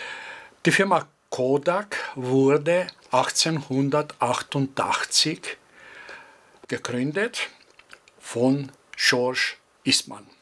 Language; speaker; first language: German; non-native, fluent; Greek